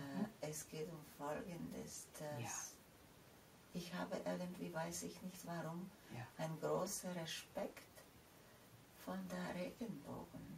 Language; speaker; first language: German; non-native, fluent; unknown